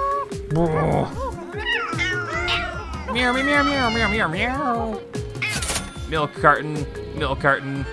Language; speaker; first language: English; native; English